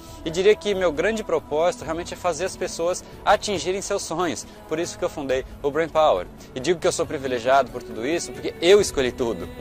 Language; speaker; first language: Portuguese; native; Portuguese